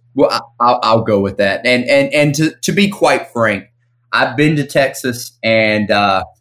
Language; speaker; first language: English; native; English